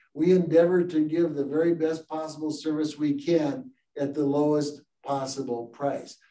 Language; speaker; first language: English; native; English